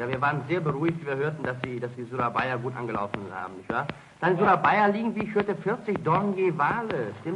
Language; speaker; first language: German; native; German